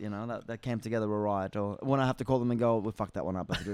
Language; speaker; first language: English; non-native, fluent; Norwegian